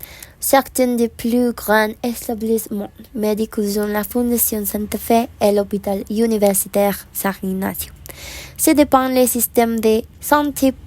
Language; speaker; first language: French; non-native, learner; Spanish